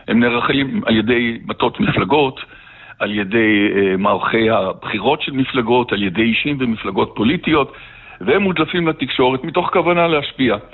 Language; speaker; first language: Hebrew; native; Hebrew